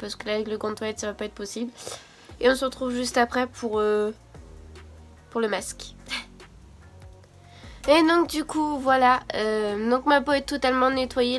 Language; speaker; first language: French; native; French